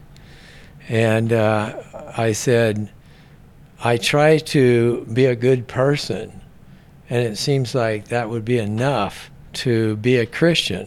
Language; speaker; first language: English; native; English